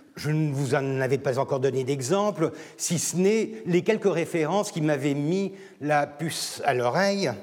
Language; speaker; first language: French; non-native, fluent; Turkish